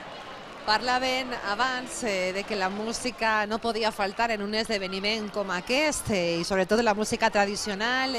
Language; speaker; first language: Catalan; native; Catalan